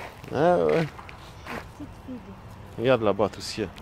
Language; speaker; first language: French; native; French